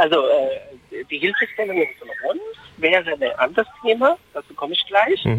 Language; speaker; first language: German; non-native, fluent; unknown